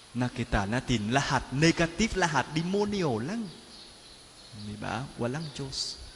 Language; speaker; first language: Filipino; non-native, learner; Vietnamese